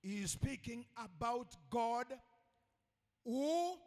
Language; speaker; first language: English; non-native, local second language; Swahili